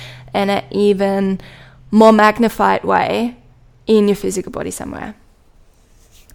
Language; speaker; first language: English; non-native, fluent; German